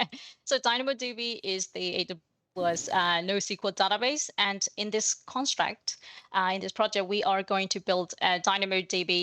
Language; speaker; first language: English; non-native, fluent; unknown